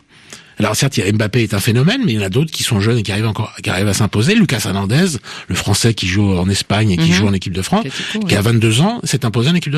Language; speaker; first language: French; native; French